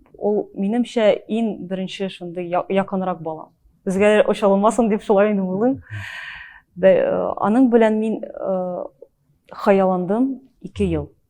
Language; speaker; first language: Tatar; early bilingual, heritage; Tatar